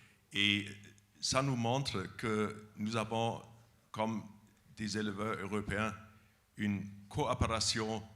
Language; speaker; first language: French; non-native, fluent; German